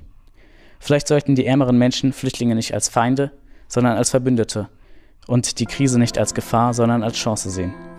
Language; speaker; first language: German; native; German